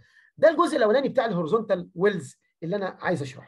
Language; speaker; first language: Arabic; native; Arabic